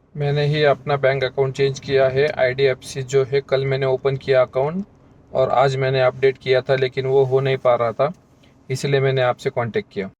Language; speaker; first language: Hindi; non-native, local second language; Marathi